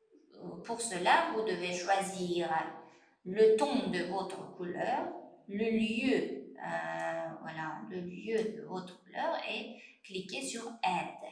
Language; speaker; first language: French; non-native, fluent; Uzbek